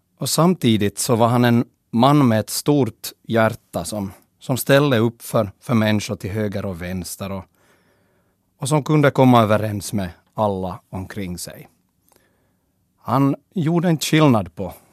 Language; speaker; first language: Swedish; native; Swedish